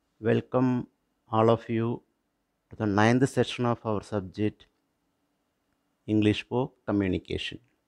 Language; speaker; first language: English; non-native, local second language; Malayalam